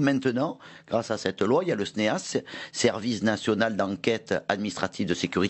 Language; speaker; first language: French; native; French